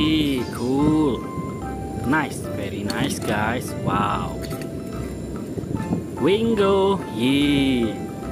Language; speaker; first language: English; non-native, learner; Indonesian